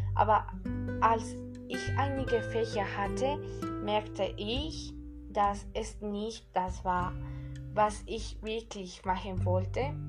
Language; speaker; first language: German; non-native, fluent; Spanish